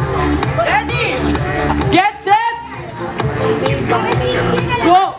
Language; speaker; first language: English; non-native, local second language; Filipino